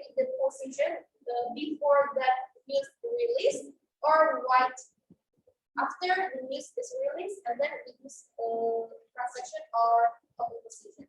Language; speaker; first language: English; non-native, fluent; Indonesian